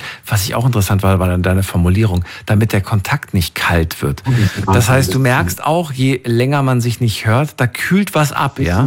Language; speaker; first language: German; native; German